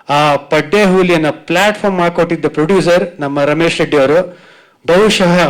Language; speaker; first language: Kannada; native; Kannada